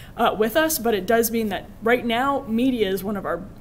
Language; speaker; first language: English; native; English